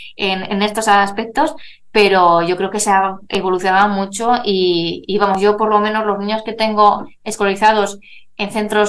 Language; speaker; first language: Spanish; native; Spanish